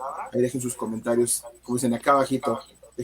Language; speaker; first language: Spanish; native; Spanish